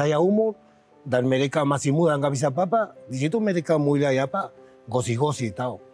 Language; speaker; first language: Indonesian; non-native, learner; Spanish